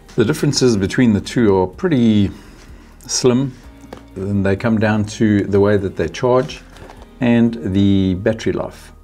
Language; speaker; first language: English; native; English